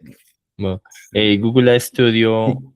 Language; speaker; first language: French; non-native, learner; Spanish